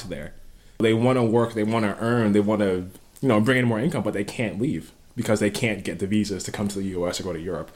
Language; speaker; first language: English; native; English